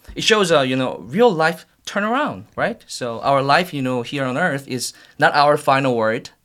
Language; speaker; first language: English; non-native, fluent; Korean